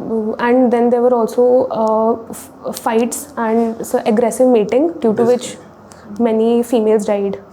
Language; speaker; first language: English; non-native, local second language; Hindi